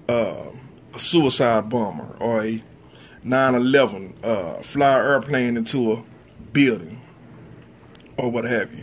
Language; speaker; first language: English; native; English